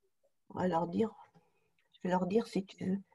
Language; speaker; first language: French; native; French